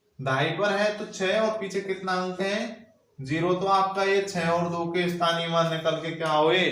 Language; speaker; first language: Hindi; native; Hindi